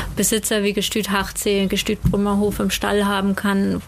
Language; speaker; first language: German; native; German